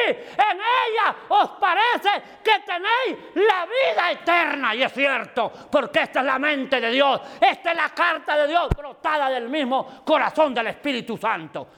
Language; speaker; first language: Spanish; native; Spanish